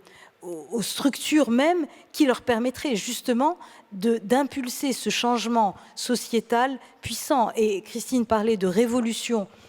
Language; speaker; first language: French; native; French